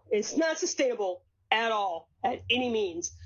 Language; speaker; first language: English; native; English